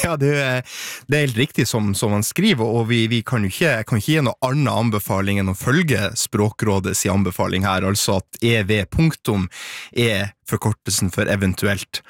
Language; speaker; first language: Norwegian; native; Norwegian